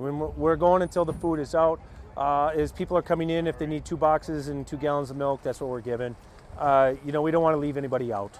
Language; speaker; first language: English; native; English